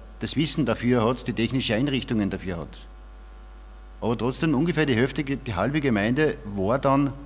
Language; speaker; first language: German; native; German